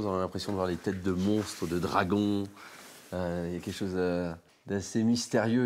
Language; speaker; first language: French; native; French